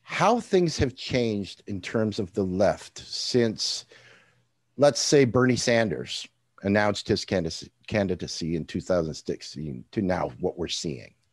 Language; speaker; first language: English; native; English